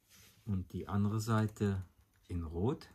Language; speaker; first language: German; native; German